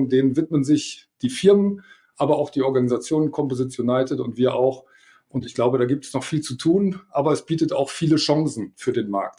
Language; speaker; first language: German; native; German